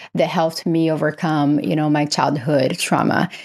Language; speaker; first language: English; non-native, fluent; Portuguese